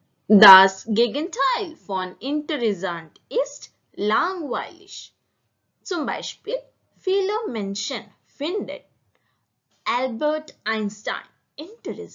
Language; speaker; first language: German; non-native, learner; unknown